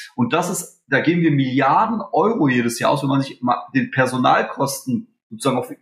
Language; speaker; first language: German; early bilingual, other home language; Polish